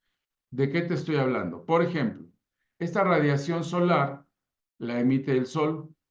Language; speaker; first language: Spanish; native; Spanish